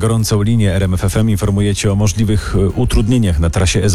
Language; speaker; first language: Polish; native; Polish